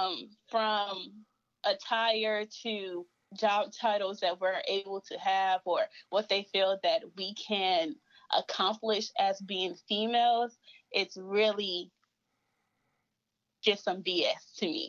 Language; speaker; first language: English; native; English